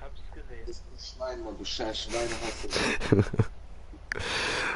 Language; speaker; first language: German; non-native, learner; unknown